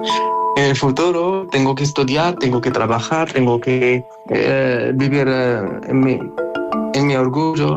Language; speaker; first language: Spanish; non-native, learner; Arabic